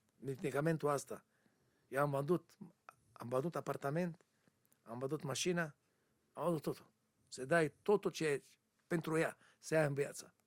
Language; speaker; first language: Romanian; non-native, learner; Hebrew